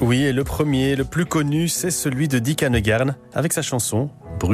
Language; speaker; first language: French; native; French